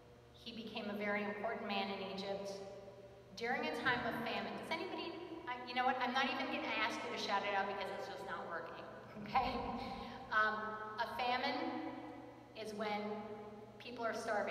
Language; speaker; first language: English; native; English